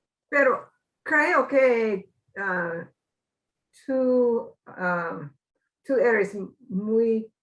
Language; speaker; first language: Spanish; non-native, learner; English